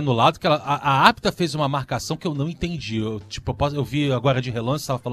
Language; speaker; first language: Portuguese; native; Portuguese